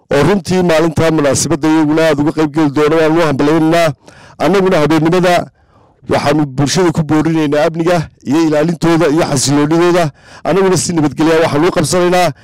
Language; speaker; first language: Somali; native; Somali